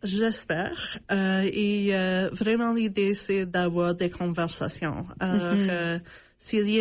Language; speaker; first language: French; non-native, local second language; English